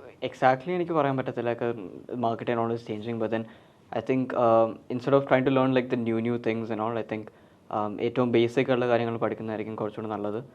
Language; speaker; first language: Malayalam; early bilingual, heritage; Malayalam